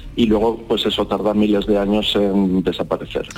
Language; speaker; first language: Spanish; native; Spanish